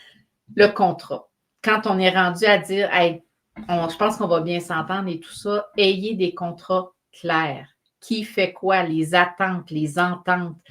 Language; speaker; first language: French; native; French